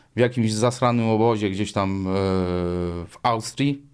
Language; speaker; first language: Polish; native; Polish